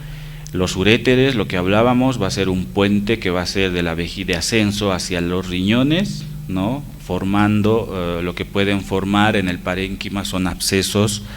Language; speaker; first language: Spanish; native; Spanish